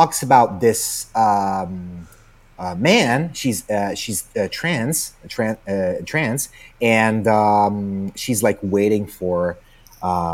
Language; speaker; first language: English; non-native, fluent; Italian